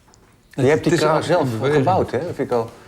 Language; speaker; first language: Dutch; native; Dutch